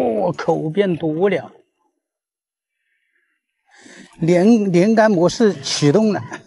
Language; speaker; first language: Chinese; native; Chinese